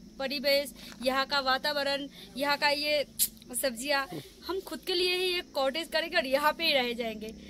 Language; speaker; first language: Hindi; non-native, local second language; Bangla